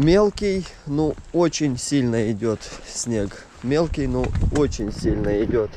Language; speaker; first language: Russian; non-native, fluent; Romanian